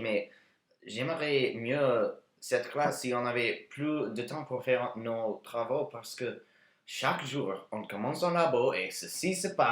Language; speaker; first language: French; non-native, learner; English